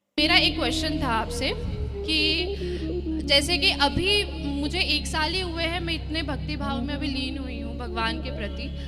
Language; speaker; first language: Hindi; native; Hindi